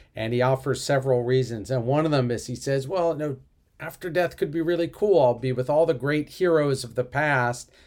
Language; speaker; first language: English; native; English